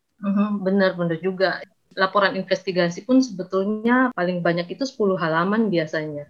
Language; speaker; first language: Indonesian; native; Indonesian